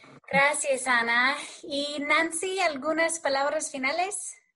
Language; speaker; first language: Spanish; non-native, learner; English